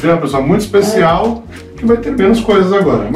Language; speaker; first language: Portuguese; native; Portuguese